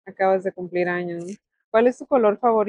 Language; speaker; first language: Spanish; native; Spanish